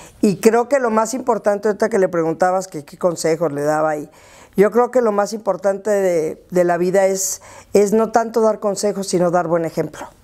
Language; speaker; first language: Spanish; native; Spanish